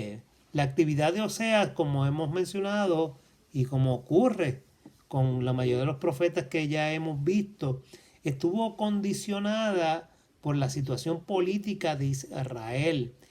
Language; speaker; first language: Spanish; native; Spanish